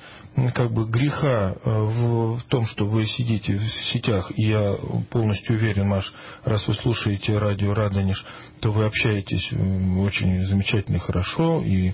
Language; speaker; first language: Russian; native; Russian